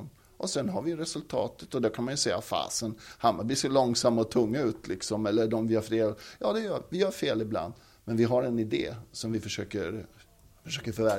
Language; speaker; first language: Swedish; native; Swedish